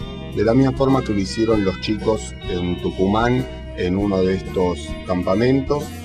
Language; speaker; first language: Spanish; native; Spanish